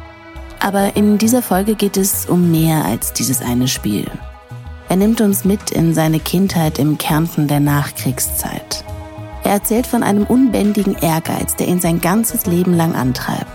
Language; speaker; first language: German; native; German